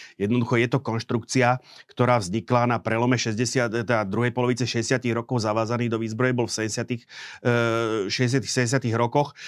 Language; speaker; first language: Slovak; native; Slovak